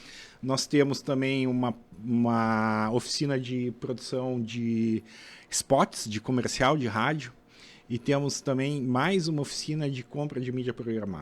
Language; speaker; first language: Portuguese; native; Portuguese